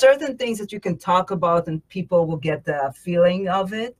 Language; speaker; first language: English; non-native, fluent; Hebrew